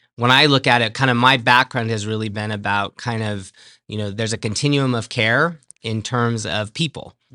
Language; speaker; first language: English; native; English